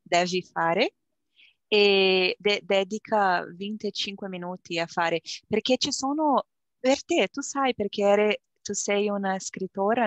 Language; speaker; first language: Italian; non-native, learner; Portuguese